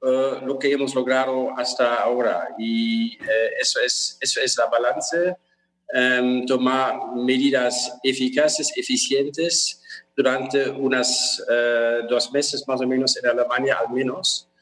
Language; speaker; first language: Spanish; non-native, fluent; German